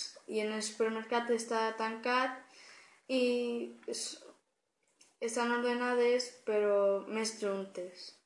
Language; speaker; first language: Catalan; non-native, learner; Spanish